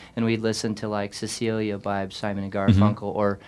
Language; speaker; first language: English; native; English